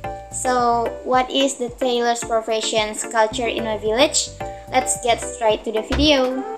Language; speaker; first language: English; non-native, learner; Indonesian